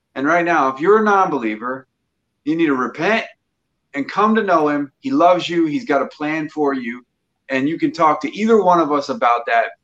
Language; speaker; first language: English; native; English